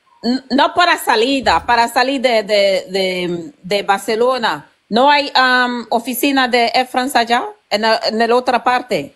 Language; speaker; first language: Spanish; non-native, learner; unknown